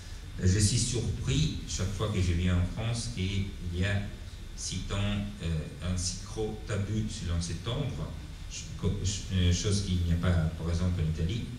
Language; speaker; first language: French; non-native, fluent; Italian